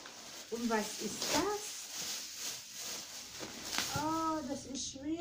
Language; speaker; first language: German; non-native, learner; Filipino